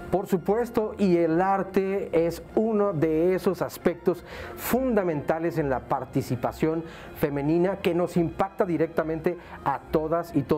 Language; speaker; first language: Spanish; native; Spanish